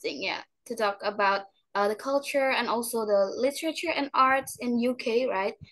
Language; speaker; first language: English; non-native, learner; Indonesian